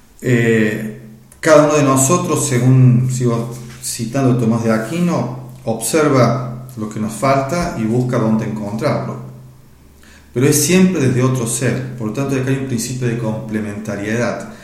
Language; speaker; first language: Spanish; native; Spanish